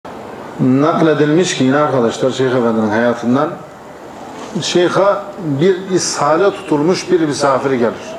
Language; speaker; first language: Turkish; native; Turkish